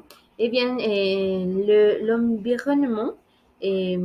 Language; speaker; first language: French; non-native, learner; Spanish